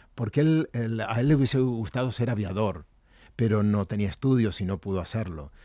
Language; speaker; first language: Spanish; native; Spanish